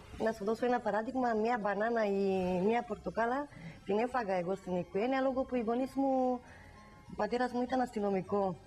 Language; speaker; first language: Greek; non-native, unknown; Romanian